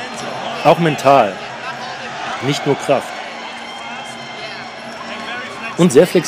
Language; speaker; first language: German; non-native, learner; Thai